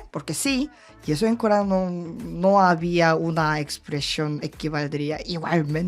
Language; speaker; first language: Spanish; non-native, learner; Korean